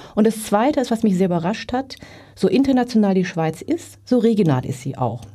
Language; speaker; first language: German; native; German